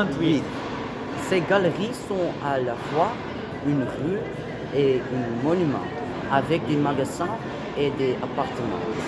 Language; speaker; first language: French; non-native, learner; Dutch